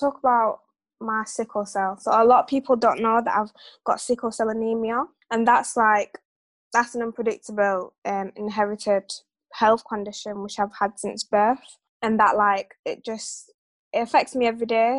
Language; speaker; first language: English; native; English